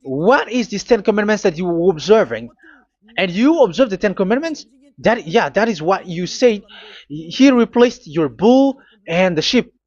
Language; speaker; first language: English; non-native, fluent; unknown